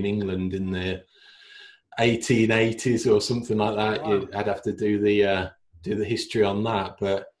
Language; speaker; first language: English; native; English